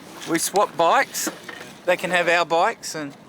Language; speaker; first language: English; native; English